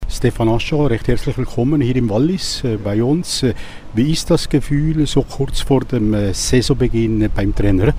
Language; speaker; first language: German; native; German